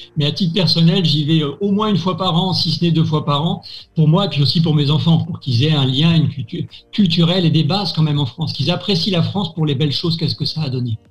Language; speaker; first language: French; native; French